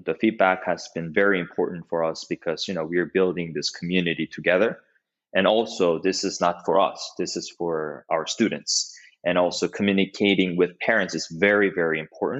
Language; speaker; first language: English; non-native, fluent; Korean